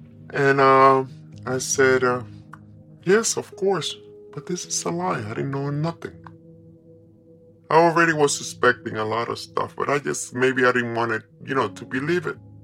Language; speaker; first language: English; non-native, fluent; Spanish